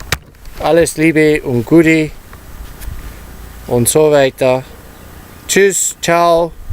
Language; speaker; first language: German; non-native, learner; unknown